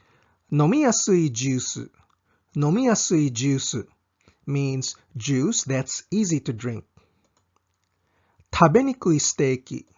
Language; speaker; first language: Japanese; non-native, fluent; English